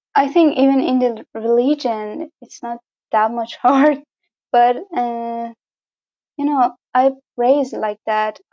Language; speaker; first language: English; non-native, fluent; Persian